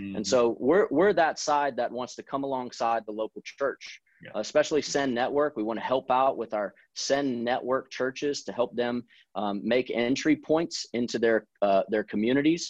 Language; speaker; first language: English; native; English